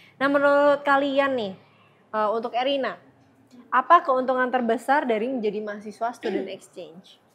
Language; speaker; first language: Indonesian; native; Indonesian